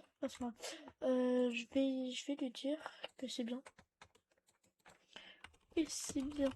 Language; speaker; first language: French; native; French